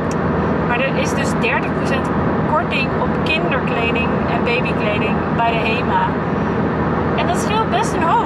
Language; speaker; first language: Dutch; native; Dutch